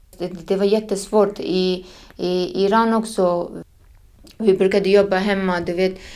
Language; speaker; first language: Swedish; non-native, fluent; Persian